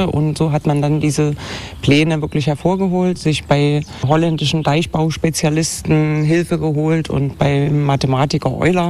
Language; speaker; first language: German; native; German